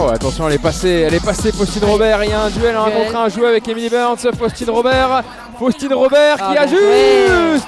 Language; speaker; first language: French; native; French